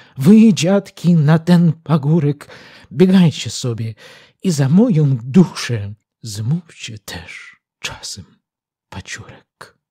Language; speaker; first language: Polish; early bilingual, heritage; Polish